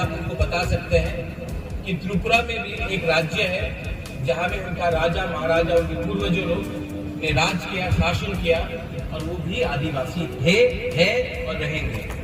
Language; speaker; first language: Hindi; non-native, local second language; Kok Borok